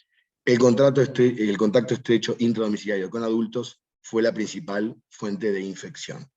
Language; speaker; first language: Spanish; native; Spanish